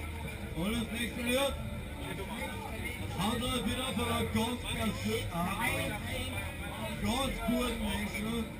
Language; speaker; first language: German; native; German